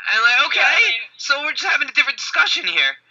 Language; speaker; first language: English; native; English